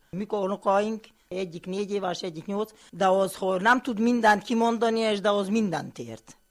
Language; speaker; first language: Hungarian; native; Hungarian